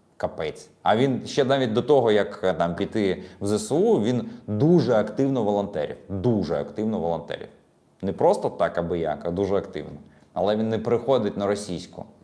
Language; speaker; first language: Ukrainian; non-native, local second language; Russian